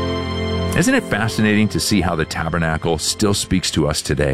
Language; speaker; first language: English; native; English